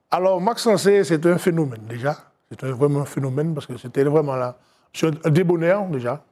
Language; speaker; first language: French; native; French